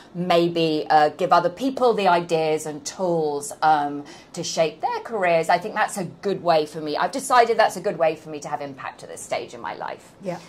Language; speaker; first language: English; native; English